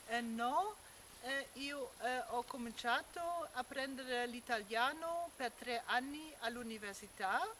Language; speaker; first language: Italian; non-native, fluent; German